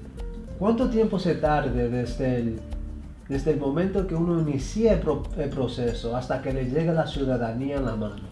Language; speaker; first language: Spanish; early bilingual, heritage; Spanish